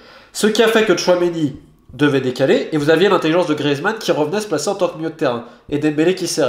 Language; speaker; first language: French; native; French